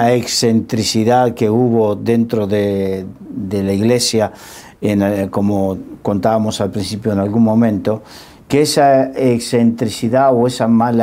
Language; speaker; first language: Spanish; native; Spanish